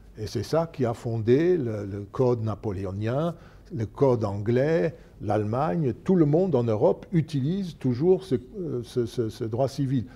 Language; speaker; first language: French; non-native, local second language; Luxembourgish